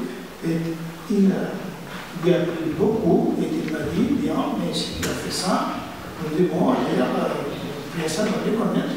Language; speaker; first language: French; non-native, fluent; Spanish